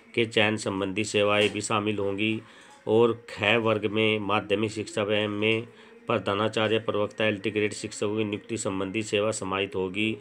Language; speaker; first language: Hindi; native; Hindi